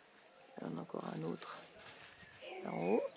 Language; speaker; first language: French; native; French